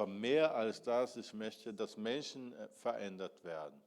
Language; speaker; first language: German; non-native, fluent; Portuguese